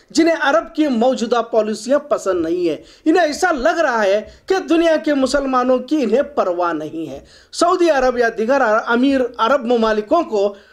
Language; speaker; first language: Urdu; native; Urdu